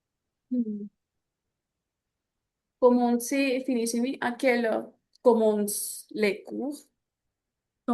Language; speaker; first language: French; non-native, fluent; Hindi